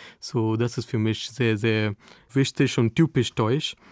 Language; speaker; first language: German; non-native, learner; Hindi